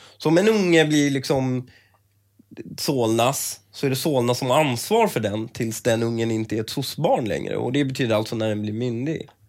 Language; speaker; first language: Swedish; early bilingual, other home language; Persian